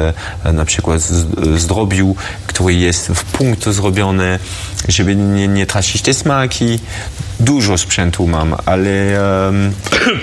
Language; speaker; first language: Polish; non-native, fluent; French